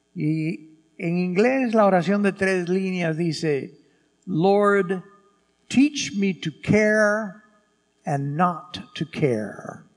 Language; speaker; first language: Spanish; early bilingual, other home language; English